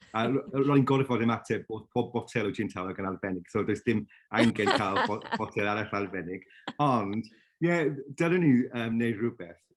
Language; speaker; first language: Welsh; non-native, local second language; English